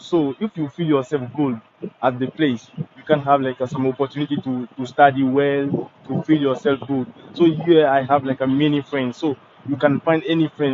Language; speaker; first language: English; non-native, learner; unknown